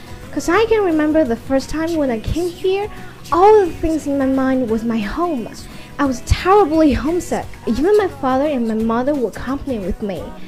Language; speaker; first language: English; non-native, fluent; Chinese